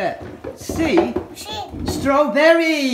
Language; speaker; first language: English; non-native, fluent; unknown